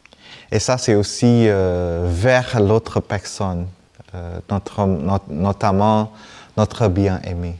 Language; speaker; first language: French; non-native, fluent; Vietnamese